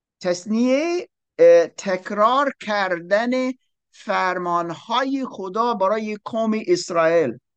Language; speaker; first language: Persian; non-native, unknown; English